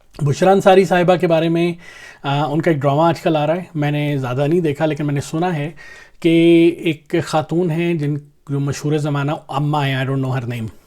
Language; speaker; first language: Urdu; non-native, local second language; Punjabi